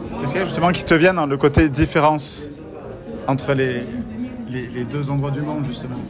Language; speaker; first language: French; native; French